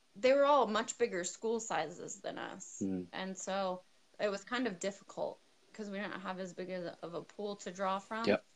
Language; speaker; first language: English; native; English